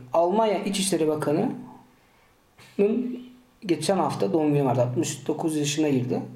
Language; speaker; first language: Turkish; early bilingual, heritage; Turkish